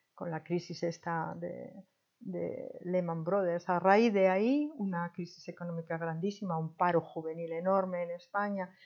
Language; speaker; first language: Spanish; native; Spanish